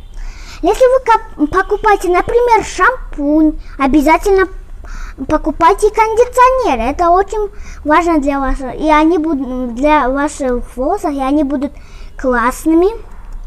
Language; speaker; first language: Russian; non-native, local second language; Kyrgyz